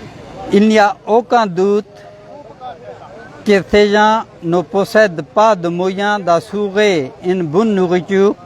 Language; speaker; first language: French; non-native, fluent; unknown